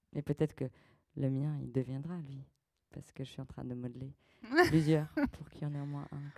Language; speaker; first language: French; early bilingual, other home language; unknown